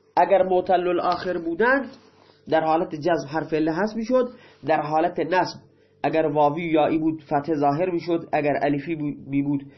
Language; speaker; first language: Persian; non-native, local second language; Baluchi